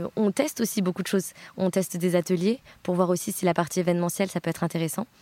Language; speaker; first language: French; native; French